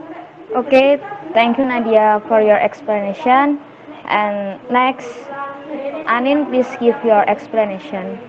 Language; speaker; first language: English; non-native, learner; Indonesian